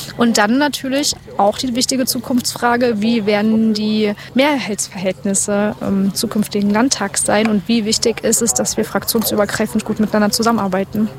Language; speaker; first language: German; native; German